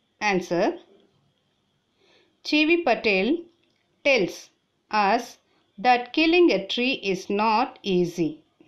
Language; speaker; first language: English; non-native, local second language; Tamil